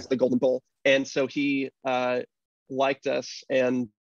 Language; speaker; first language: English; native; English